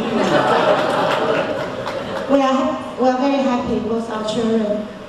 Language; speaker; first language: English; non-native, fluent; Chinese